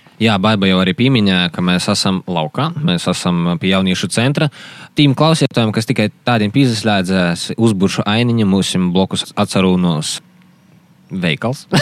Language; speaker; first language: Latvian; native; Latvian